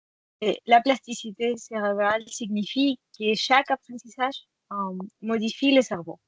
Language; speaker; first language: French; non-native, fluent; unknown